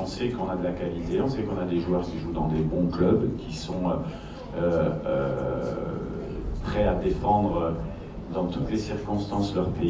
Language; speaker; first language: French; native; French